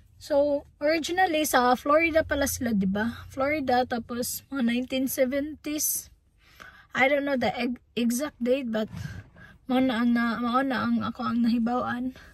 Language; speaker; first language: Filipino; non-native, local second language; Cebuano